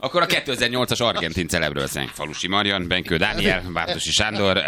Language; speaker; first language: Hungarian; native; Hungarian